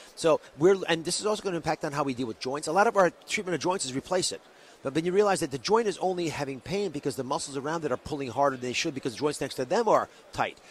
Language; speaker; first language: English; native; English